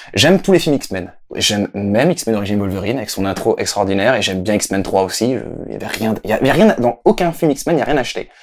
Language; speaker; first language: French; native; French